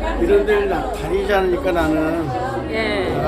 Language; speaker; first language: Korean; native; Korean